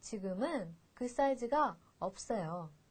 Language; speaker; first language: Korean; non-native, fluent; Russian